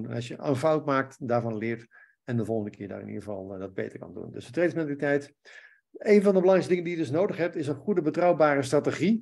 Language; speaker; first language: Dutch; native; Dutch